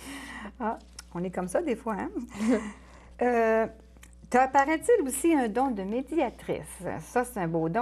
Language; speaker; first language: French; native; French